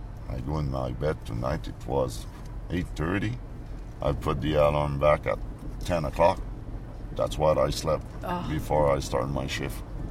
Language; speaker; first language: English; non-native, fluent; French